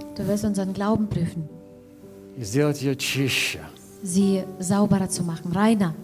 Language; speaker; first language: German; non-native, fluent; Russian